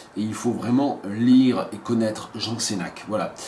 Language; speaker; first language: French; native; French